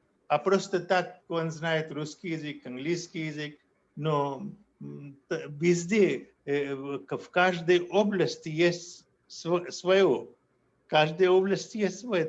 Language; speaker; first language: Russian; non-native, fluent; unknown